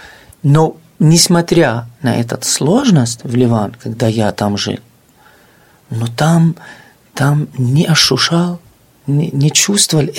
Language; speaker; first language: Russian; non-native, fluent; Arabic